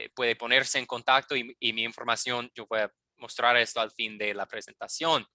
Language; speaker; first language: Spanish; non-native, fluent; English